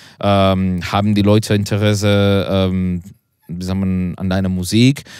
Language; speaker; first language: German; non-native, learner; Spanish